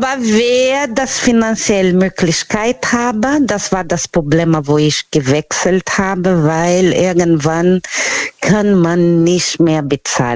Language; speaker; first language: German; non-native, learner; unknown